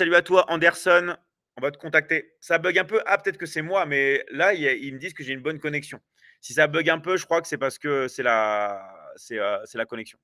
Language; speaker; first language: French; native; French